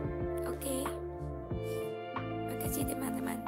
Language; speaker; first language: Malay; non-native, learner; Vietnamese